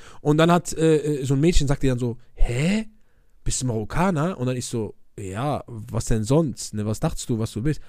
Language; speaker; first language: German; early bilingual, other home language; Arabic